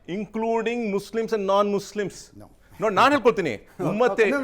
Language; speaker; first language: Kannada; non-native, local second language; Tamil